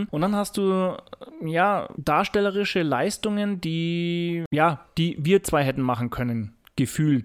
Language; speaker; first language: German; native; German